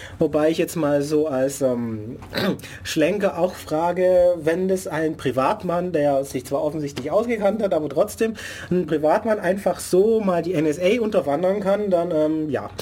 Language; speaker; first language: German; native; German